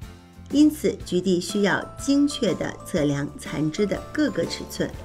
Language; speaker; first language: Chinese; native; Chinese